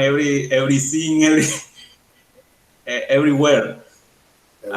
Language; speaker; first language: English; non-native, learner; Spanish